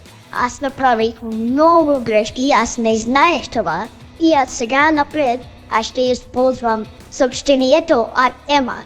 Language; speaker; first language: Bulgarian; non-native, learner; Chinese